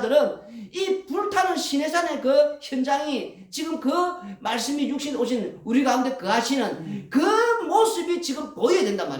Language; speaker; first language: Korean; native; Korean